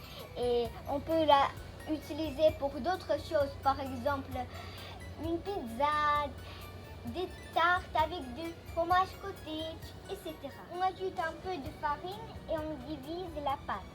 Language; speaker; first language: French; early bilingual, heritage; French